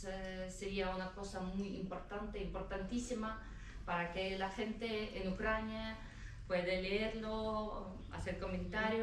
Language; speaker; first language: Spanish; non-native, fluent; Ukrainian